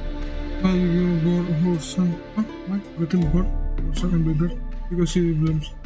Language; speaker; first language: English; non-native, learner; Indonesian